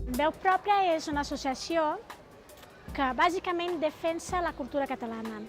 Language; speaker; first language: Catalan; non-native, fluent; Portuguese